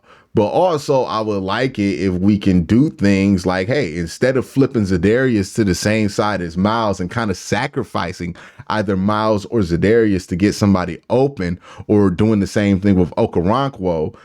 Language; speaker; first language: English; native; English